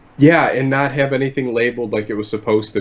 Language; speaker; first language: English; native; English